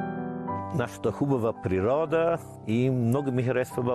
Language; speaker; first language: Bulgarian; non-native, learner; English